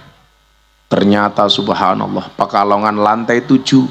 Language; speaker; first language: Indonesian; non-native, local second language; Javanese